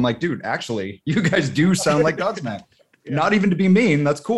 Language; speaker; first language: English; native; English